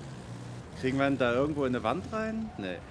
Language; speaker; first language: German; native; German